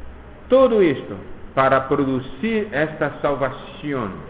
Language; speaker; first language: Spanish; non-native, fluent; Portuguese